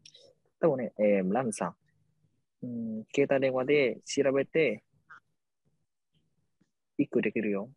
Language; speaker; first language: Japanese; non-native, learner; Vietnamese